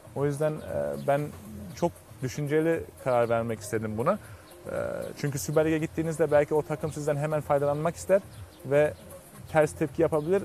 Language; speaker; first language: Turkish; early bilingual, heritage; Turkish